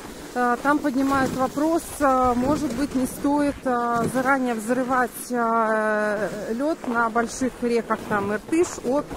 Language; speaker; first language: Russian; native; Russian